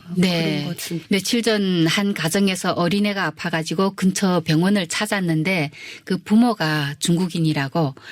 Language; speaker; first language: Korean; early bilingual, heritage; Korean